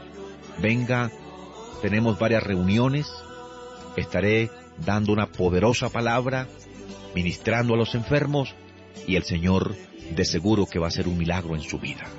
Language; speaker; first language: Spanish; native; Spanish